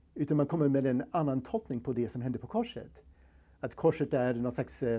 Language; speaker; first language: Swedish; non-native, fluent; English